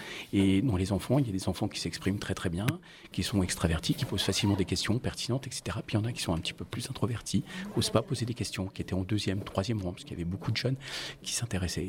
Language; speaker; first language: French; native; French